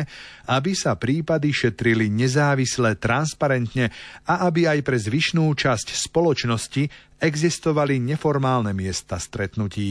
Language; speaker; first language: Slovak; native; Slovak